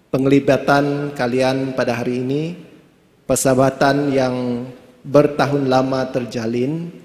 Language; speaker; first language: Malay; non-native, local second language; Iban